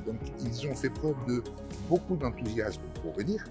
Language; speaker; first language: French; native; French